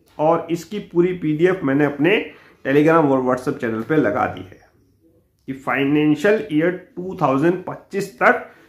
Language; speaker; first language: Hindi; native; Hindi